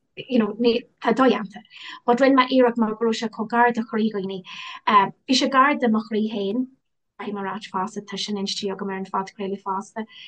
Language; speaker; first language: Irish; non-native, local second language; English